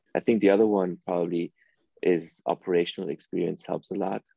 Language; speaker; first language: English; early bilingual, other home language; Persian